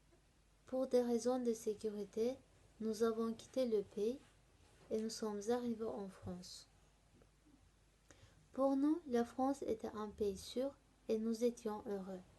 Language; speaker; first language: French; non-native, learner; Turkish